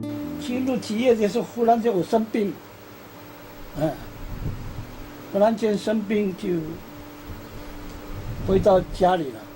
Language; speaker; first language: Chinese; non-native, local second language; Amis